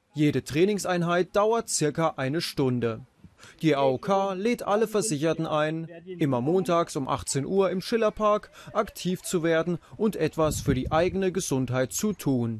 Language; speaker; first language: German; native; German